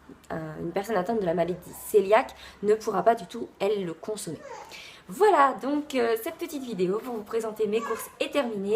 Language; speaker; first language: French; native; French